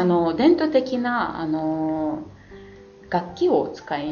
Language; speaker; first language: Japanese; non-native, fluent; Ukrainian